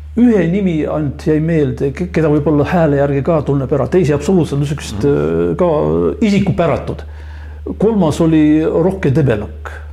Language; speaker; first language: Estonian; non-native, local second language; Russian